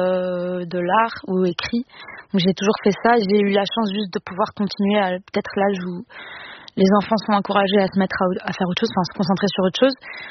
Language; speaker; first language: French; non-native, local second language; Arabic